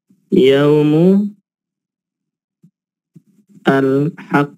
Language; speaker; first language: Arabic; non-native, learner; Indonesian